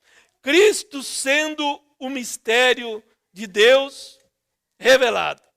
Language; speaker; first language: Portuguese; native; Portuguese